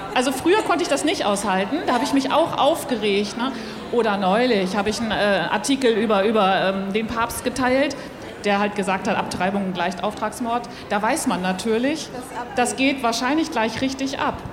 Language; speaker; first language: German; native; German